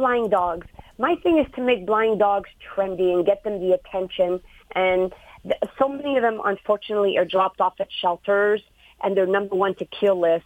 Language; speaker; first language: English; native; English